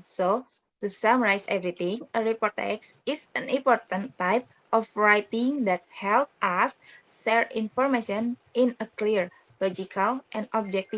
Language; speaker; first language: English; non-native, learner; Indonesian